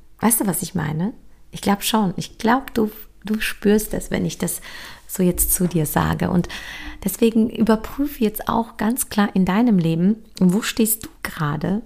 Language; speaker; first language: German; early bilingual, other home language; Polish